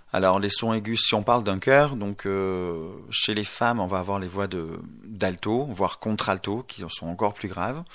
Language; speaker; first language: French; native; French